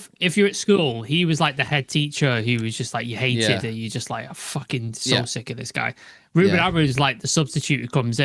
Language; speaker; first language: English; native; English